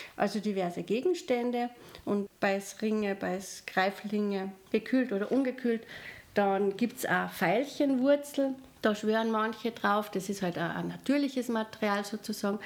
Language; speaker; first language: German; native; German